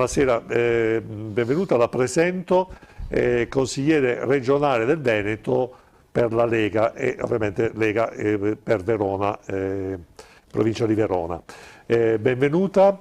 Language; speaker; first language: Italian; native; Italian